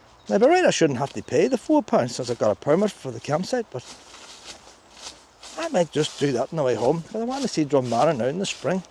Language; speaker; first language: English; native; English